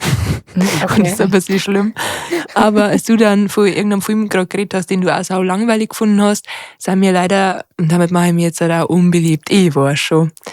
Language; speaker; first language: German; native; German